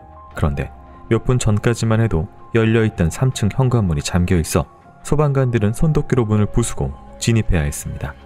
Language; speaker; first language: Korean; native; Korean